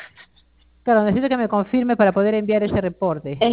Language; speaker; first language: Spanish; native; Spanish